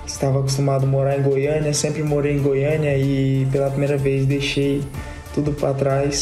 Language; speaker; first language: Portuguese; native; Portuguese